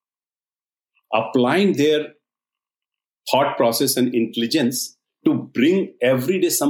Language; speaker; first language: English; non-native, local second language; Hindi